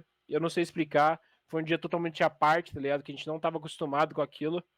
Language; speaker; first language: Portuguese; native; Portuguese